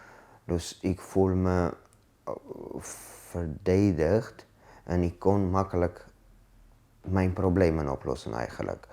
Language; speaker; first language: Dutch; non-native, learner; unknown